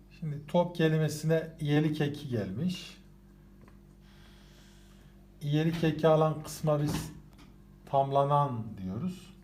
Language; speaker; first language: Turkish; native; Turkish